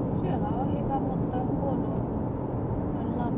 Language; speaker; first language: Finnish; non-native, learner; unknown